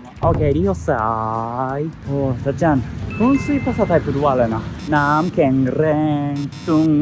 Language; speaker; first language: Thai; non-native, learner; Japanese